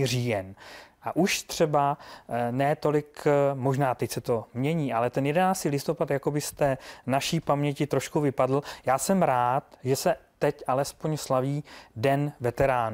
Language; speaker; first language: Czech; native; Czech